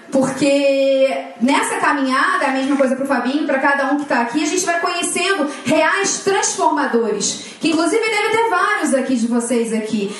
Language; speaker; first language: Portuguese; native; Portuguese